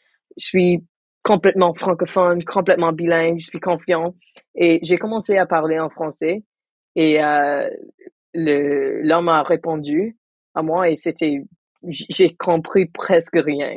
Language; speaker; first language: French; non-native, local second language; English